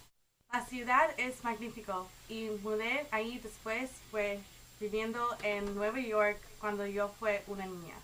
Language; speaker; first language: Spanish; non-native, learner; English